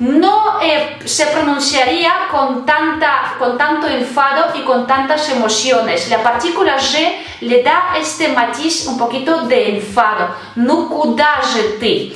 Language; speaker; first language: Spanish; non-native, fluent; Russian